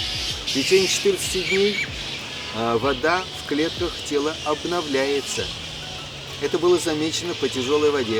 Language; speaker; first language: Russian; native; Russian